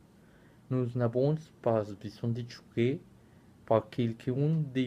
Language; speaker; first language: French; non-native, learner; Spanish